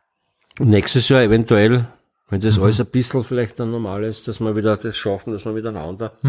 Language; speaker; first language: German; native; German